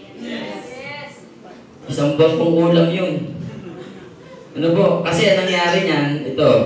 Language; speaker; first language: Filipino; native; Filipino